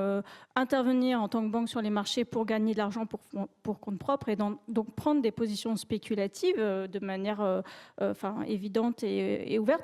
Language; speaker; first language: French; native; French